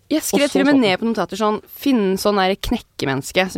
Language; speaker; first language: Norwegian; native; Norwegian